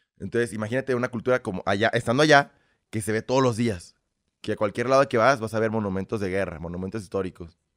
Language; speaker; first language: Spanish; early bilingual, other home language; Russian